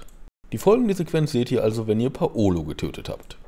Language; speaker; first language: German; native; German